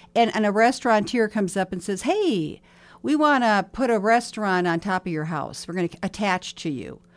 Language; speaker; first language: English; native; English